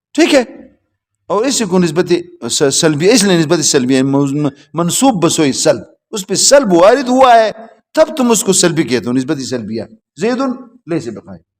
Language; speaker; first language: Urdu; non-native, local second language; Pashto